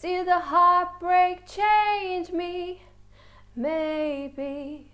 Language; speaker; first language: English; non-native, fluent; Portuguese